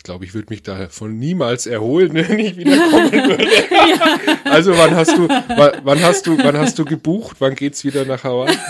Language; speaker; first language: German; native; German